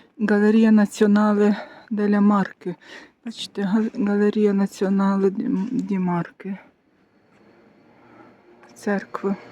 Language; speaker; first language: Ukrainian; native; Ukrainian